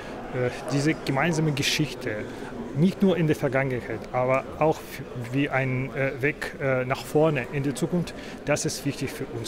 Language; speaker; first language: German; non-native, fluent; Belarusian